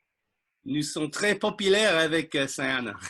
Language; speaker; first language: French; non-native, learner; English